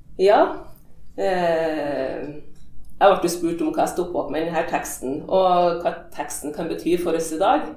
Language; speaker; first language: Norwegian; native; Norwegian